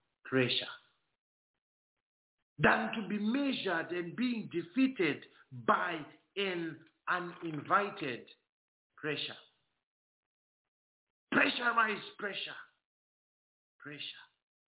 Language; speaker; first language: English; non-native, local second language; Shona